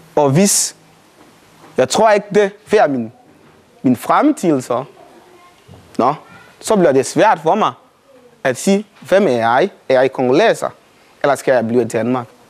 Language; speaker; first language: Danish; non-native, fluent; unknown